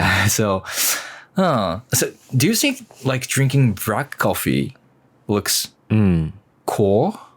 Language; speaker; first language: English; non-native, learner; Japanese